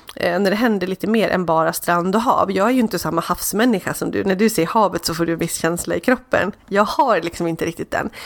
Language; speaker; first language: Swedish; native; Swedish